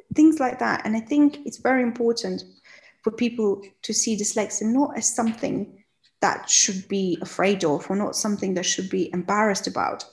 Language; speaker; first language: English; non-native, fluent; Russian